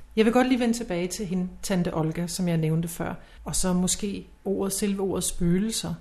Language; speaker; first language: Danish; native; Danish